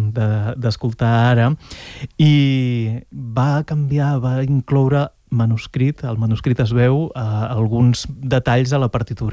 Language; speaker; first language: Catalan; native; Catalan